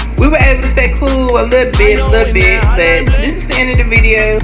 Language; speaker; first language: English; native; English